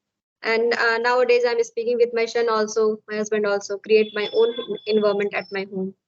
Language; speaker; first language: English; non-native, learner; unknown